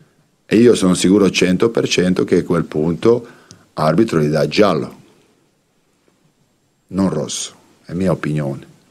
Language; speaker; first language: Italian; non-native, fluent; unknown